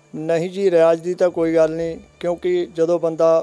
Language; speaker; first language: Punjabi; native; Punjabi